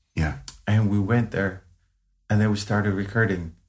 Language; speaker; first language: English; non-native, fluent; Amharic